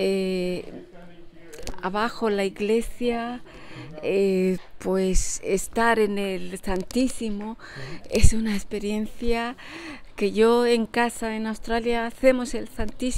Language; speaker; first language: Spanish; early bilingual, heritage; Spanish